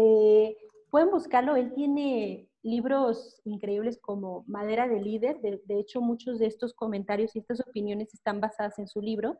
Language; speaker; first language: Spanish; native; Spanish